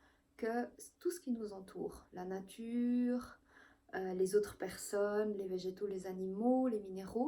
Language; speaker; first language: French; native; French